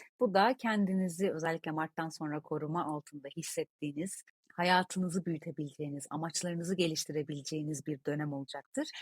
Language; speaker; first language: Turkish; native; Turkish